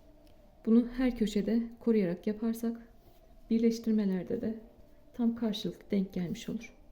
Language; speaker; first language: Turkish; native; Turkish